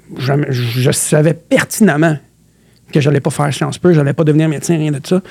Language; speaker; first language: French; early bilingual, other home language; Arabic